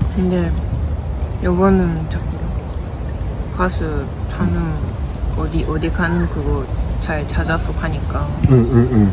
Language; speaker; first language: Korean; non-native, learner; Japanese